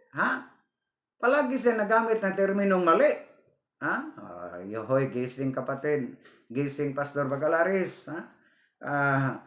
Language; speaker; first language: Filipino; non-native, local second language; Cebuano